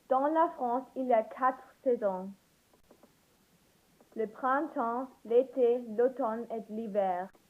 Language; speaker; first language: French; non-native, learner; English